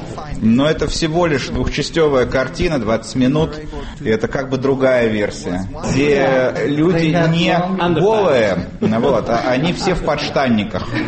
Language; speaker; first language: Russian; native; Russian